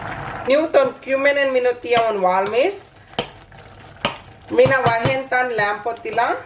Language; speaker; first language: Finnish; non-native, learner; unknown